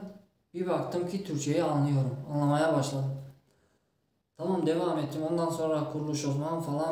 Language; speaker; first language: Turkish; non-native, fluent; Tajik